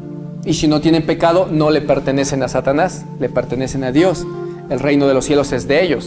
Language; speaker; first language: Spanish; native; Spanish